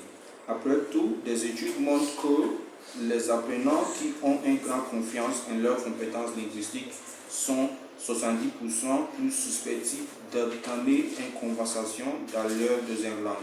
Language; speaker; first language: French; non-native, fluent; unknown